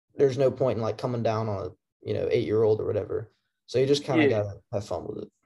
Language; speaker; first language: English; native; English